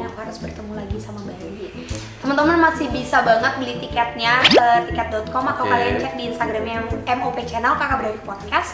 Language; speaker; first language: Indonesian; native; Indonesian